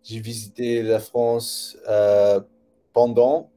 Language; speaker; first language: French; non-native, learner; English